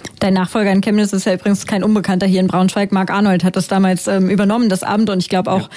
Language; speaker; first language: German; native; German